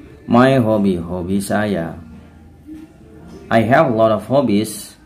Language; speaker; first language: English; non-native, fluent; Indonesian